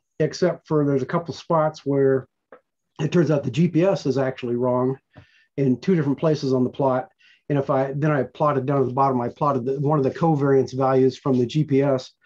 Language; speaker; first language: English; native; English